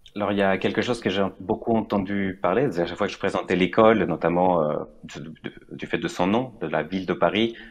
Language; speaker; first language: French; non-native, fluent; Spanish